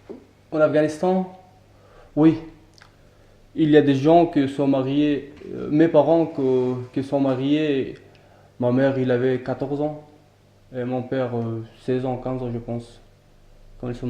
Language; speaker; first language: French; non-native, learner; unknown